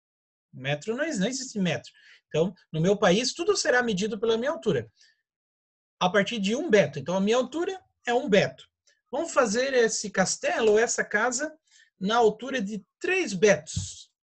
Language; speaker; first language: Portuguese; native; Portuguese